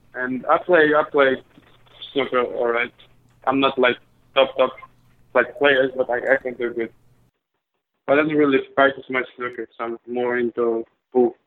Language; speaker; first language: English; early bilingual, other home language; Albanian